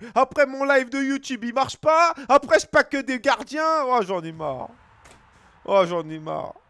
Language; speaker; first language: French; native; French